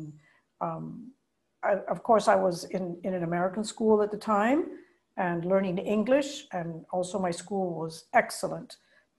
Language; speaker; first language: English; non-native, fluent; Spanish